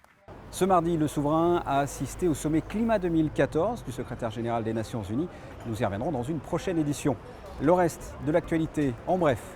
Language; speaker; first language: French; native; French